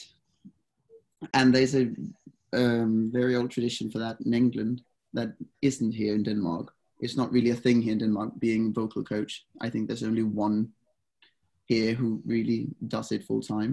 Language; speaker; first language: English; non-native, fluent; Danish